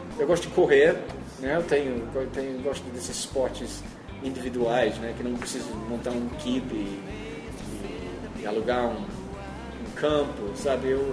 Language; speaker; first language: Portuguese; non-native, fluent; English